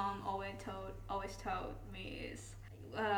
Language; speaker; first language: English; non-native, local second language; Cantonese